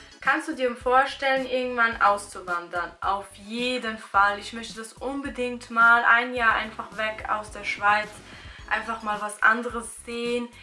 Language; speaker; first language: German; early bilingual, other home language; Albanian